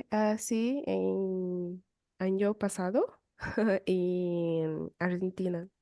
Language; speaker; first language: Spanish; non-native, learner; Portuguese